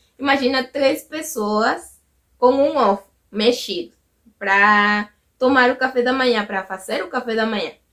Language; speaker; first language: Portuguese; non-native, fluent; Spanish